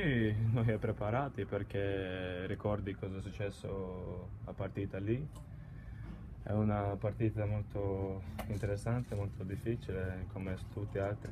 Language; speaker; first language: Italian; non-native, learner; Latvian